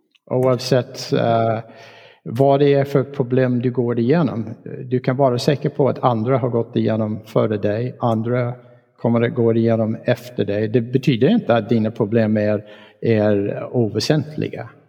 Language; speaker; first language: Swedish; non-native, fluent; English